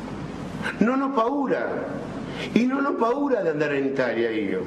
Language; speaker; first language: Italian; non-native, fluent; Spanish